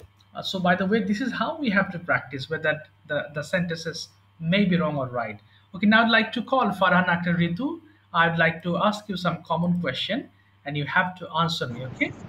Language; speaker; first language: English; non-native, fluent; Bangla